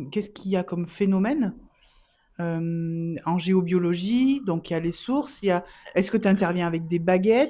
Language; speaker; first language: French; native; French